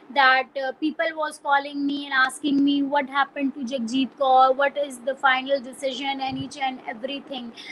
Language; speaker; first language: English; non-native, local second language; Punjabi